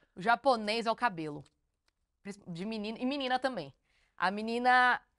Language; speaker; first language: Portuguese; native; Portuguese